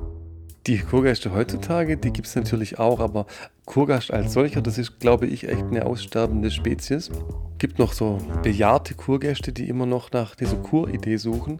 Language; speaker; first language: German; native; German